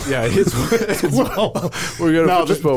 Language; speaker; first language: English; native; English